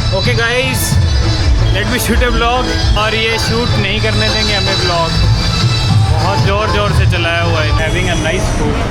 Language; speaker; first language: Hindi; native; Hindi